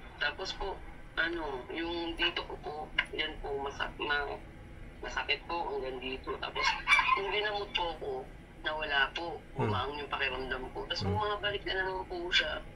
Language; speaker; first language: Filipino; native; Filipino